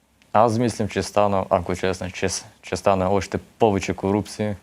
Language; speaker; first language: Bulgarian; early bilingual, heritage; Russian